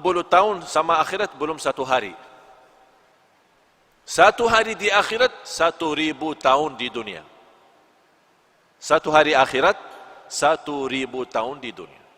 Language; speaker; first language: Indonesian; non-native, fluent; Arabic